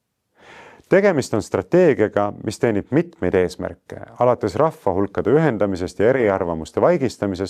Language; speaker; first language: Estonian; native; Estonian